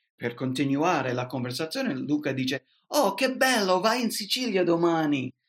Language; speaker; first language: Italian; non-native, fluent; English